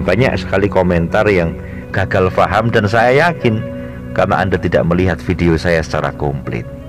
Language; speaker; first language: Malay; non-native, local second language; Javanese